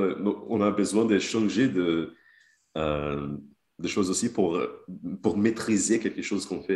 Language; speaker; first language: French; non-native, fluent; Portuguese